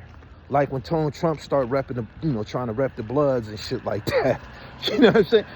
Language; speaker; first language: English; native; English